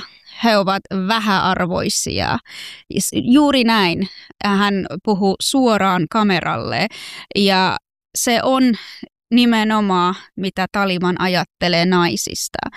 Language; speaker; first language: Finnish; non-native, fluent; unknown